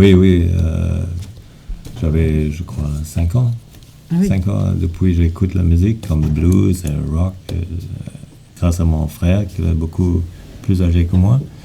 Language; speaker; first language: French; non-native, fluent; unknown